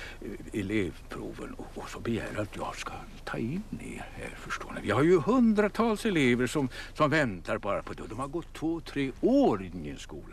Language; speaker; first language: Swedish; native; Swedish